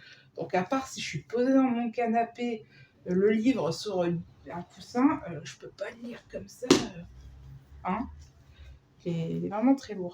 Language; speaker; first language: French; native; French